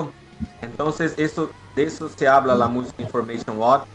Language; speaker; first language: Spanish; non-native, learner; Portuguese